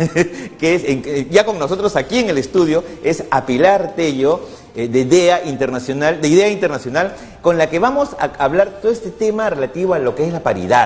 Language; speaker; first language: Spanish; native; Spanish